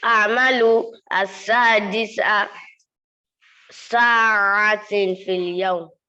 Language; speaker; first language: Arabic; non-native, learner; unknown